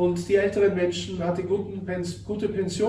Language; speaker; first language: German; native; German